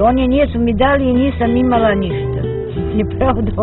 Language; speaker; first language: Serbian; non-native, local second language; Romany